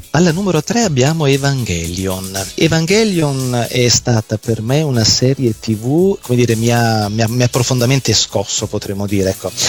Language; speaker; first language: Italian; native; Italian